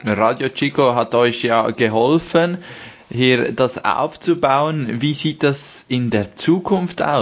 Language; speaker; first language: German; native; German